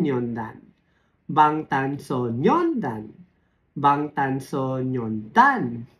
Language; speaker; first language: Korean; non-native, learner; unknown